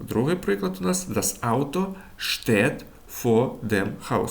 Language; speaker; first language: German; non-native, learner; Ukrainian